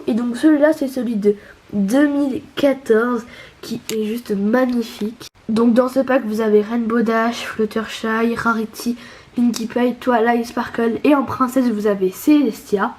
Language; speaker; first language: French; native; French